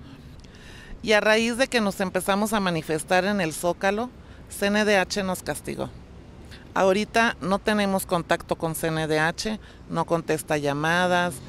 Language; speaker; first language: Spanish; native; Spanish